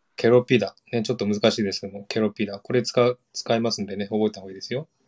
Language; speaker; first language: Japanese; non-native, fluent; Korean